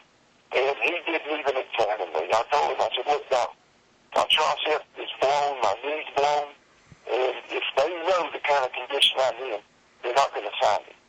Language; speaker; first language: English; native; English